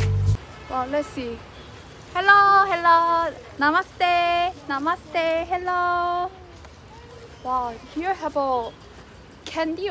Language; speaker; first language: English; non-native, learner; Korean